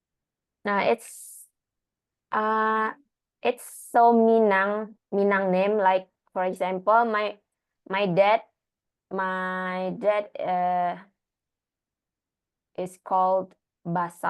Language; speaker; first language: English; non-native, learner; Indonesian